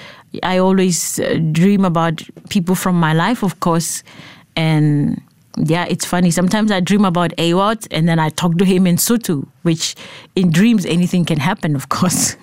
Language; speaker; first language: English; non-native, local second language; Southern Sotho